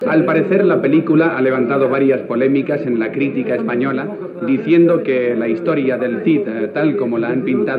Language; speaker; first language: Spanish; native; Spanish